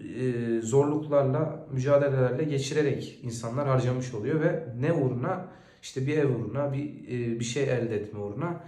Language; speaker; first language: Turkish; native; Turkish